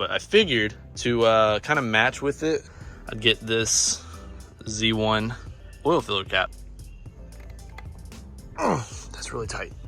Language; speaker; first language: English; native; English